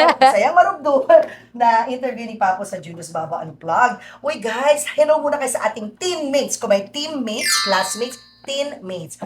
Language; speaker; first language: Filipino; native; Filipino